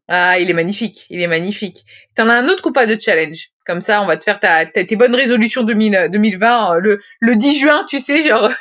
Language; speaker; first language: French; native; French